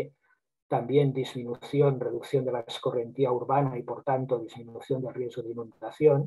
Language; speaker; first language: Spanish; native; Spanish